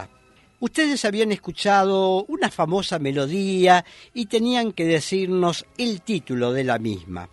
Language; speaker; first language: Spanish; native; Spanish